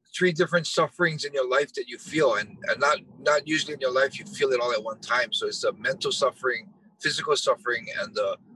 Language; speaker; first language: English; native; English